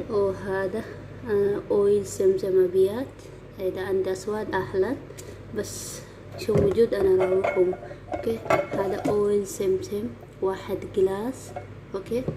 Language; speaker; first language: Arabic; non-native, learner; Oromo